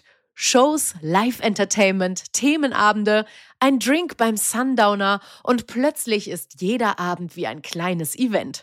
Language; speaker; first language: German; native; German